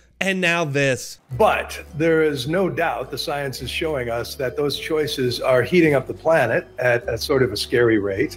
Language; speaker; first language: English; native; English